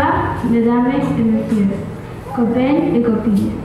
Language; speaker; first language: French; non-native, learner; Spanish